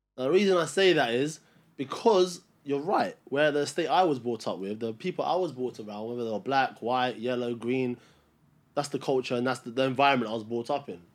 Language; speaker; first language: English; early bilingual, other home language; Albanian